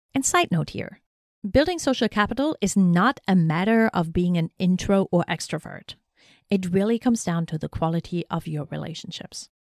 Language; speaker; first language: English; non-native, fluent; German